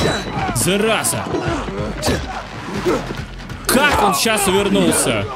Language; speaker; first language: Russian; native; Russian